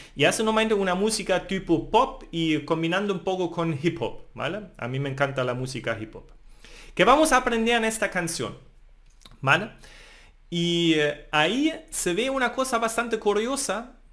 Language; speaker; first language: Spanish; non-native, fluent; German